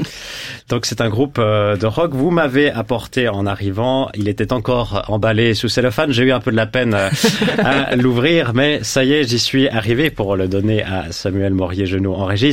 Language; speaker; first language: French; native; French